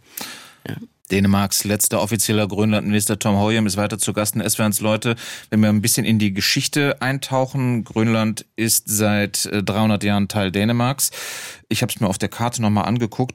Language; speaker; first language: German; native; German